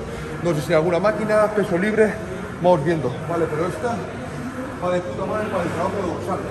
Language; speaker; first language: Spanish; native; Spanish